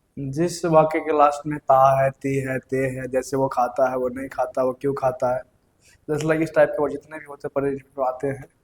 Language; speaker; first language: Hindi; native; Hindi